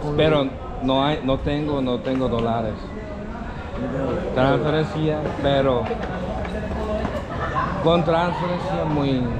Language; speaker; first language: Spanish; non-native, learner; Korean